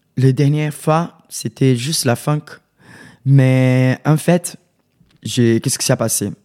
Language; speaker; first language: French; non-native, learner; Portuguese